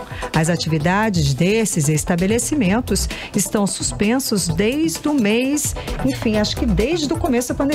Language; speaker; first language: Portuguese; native; Portuguese